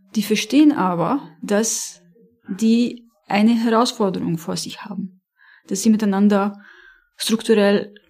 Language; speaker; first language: German; non-native, fluent; Arabic